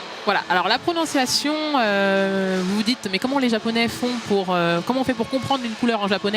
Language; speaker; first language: French; native; French